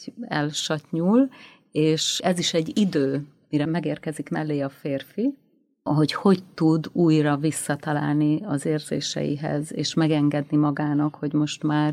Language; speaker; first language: Hungarian; native; Hungarian